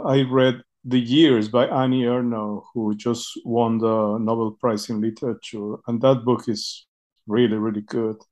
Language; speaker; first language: English; non-native, fluent; Spanish